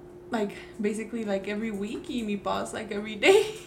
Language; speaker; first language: English; early bilingual, other home language; Spanish